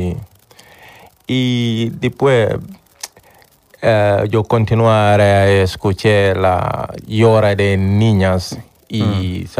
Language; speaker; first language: Spanish; non-native, learner; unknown